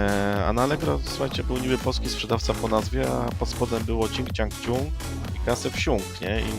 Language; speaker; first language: Polish; native; Polish